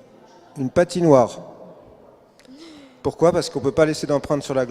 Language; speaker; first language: French; native; French